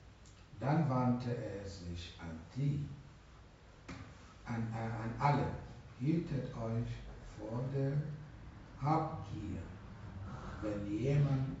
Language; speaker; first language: German; non-native, learner; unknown